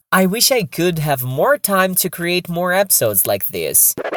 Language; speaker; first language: English; non-native, fluent; Portuguese